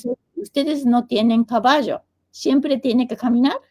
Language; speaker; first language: Spanish; non-native, fluent; Japanese